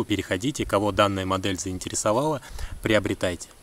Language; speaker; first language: Russian; native; Russian